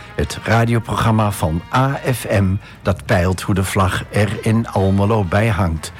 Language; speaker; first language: Dutch; native; Dutch